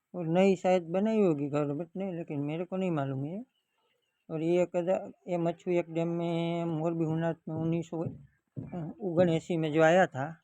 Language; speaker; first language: Hindi; non-native, local second language; Gujarati